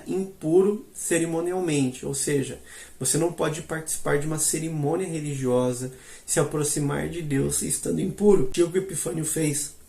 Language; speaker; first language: Portuguese; native; Portuguese